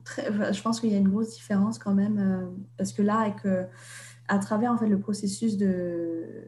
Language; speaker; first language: French; non-native, fluent; Vietnamese